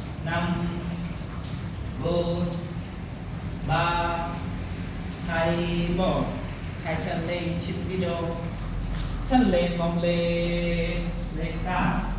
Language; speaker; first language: Vietnamese; non-native, fluent; Hindi